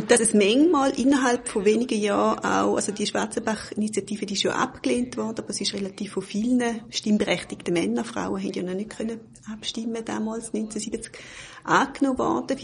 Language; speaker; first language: German; native; German